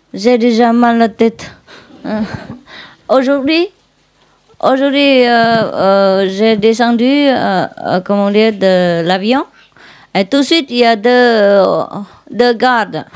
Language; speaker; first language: French; non-native, learner; Vietnamese